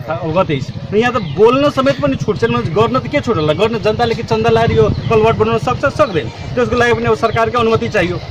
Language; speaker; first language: Nepali; non-native, local second language; Maithili